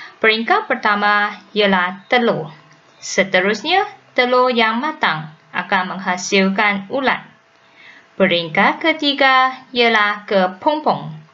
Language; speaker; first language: Malay; non-native, local second language; Chinese